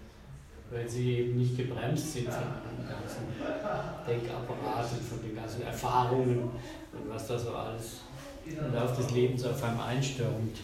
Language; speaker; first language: German; native; German